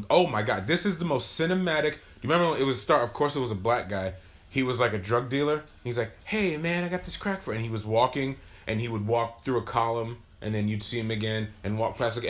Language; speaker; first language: English; native; English